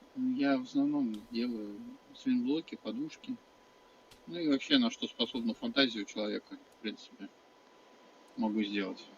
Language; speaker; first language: Russian; native; Russian